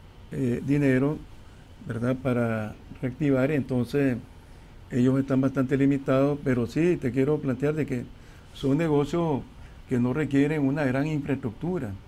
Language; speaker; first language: Spanish; native; Spanish